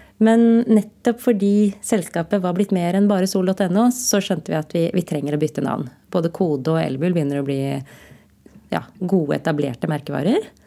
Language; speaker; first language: Norwegian; native; Norwegian